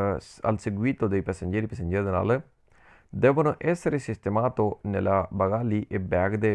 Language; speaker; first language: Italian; non-native, learner; Punjabi